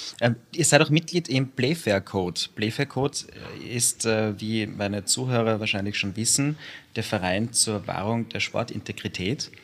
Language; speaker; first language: German; native; German